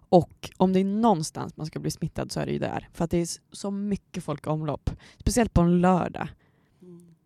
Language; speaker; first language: Swedish; native; Swedish